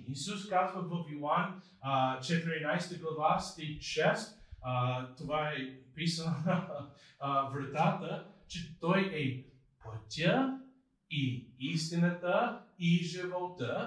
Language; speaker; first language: Bulgarian; non-native, fluent; English